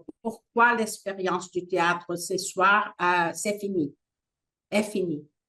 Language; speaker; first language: French; non-native, fluent; Portuguese